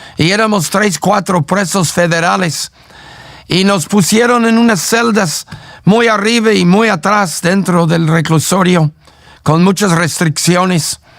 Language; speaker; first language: Spanish; non-native, fluent; English